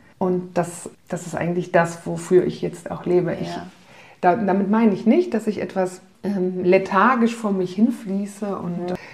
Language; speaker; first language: German; early bilingual, other home language; Polish